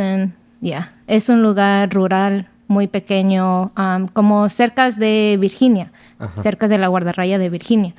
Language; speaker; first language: Spanish; early bilingual, other home language; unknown